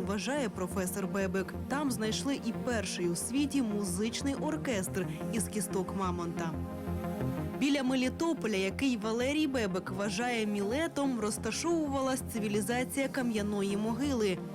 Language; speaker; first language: Ukrainian; native; Ukrainian